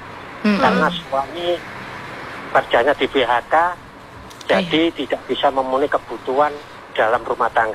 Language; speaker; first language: Indonesian; non-native, local second language; Javanese